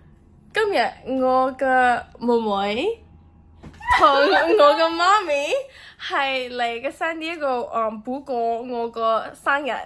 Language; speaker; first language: Cantonese; early bilingual, heritage; English